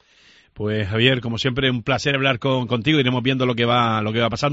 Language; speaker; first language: Spanish; native; Spanish